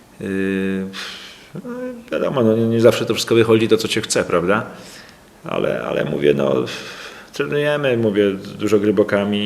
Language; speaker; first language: Polish; native; Polish